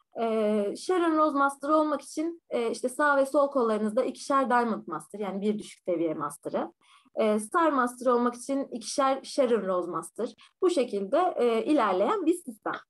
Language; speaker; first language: Turkish; native; Turkish